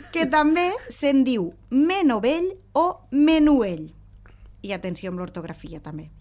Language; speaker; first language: Catalan; native; Catalan